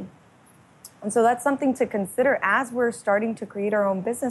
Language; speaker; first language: English; native; English